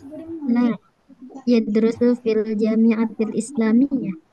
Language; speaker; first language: Arabic; non-native, learner; Indonesian